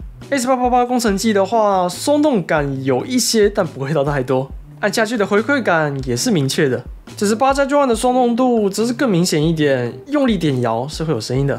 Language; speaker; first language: Chinese; native; Chinese